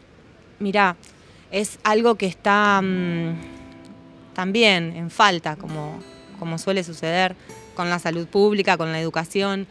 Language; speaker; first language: Spanish; native; Spanish